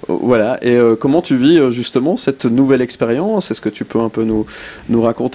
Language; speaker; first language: French; native; French